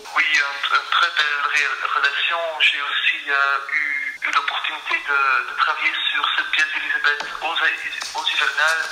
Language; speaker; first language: French; non-native, fluent; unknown